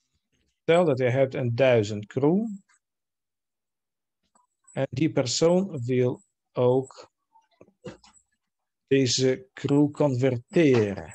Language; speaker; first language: Dutch; non-native, fluent; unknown